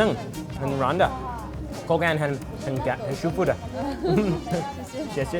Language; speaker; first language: Chinese; non-native, fluent; English